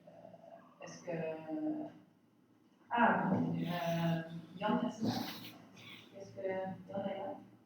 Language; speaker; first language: French; non-native, learner; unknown